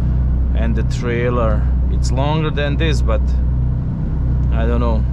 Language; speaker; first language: English; non-native, learner; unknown